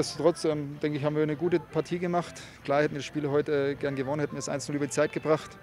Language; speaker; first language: German; native; German